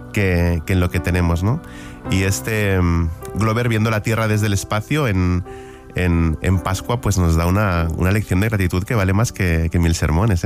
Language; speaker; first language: Spanish; native; Spanish